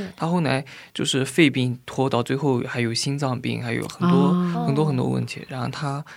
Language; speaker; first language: Chinese; native; Chinese